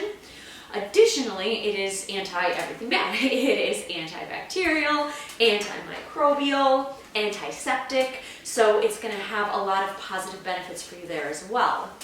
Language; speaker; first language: English; native; English